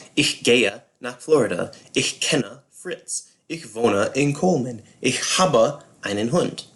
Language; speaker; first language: German; non-native, fluent; English